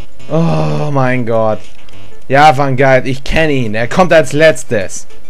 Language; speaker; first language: German; native; German